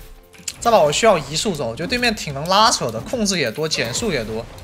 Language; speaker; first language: Chinese; native; Chinese